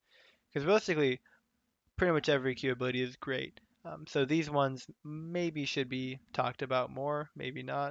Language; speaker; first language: English; native; English